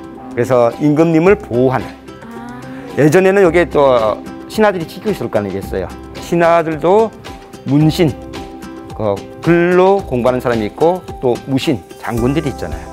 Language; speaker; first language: Korean; native; Korean